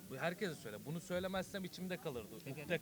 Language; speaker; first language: Turkish; native; Turkish